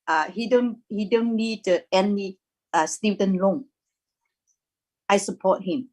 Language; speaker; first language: English; non-native, learner; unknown